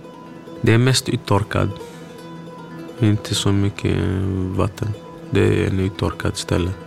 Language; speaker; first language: Swedish; early bilingual, other home language; Kurdish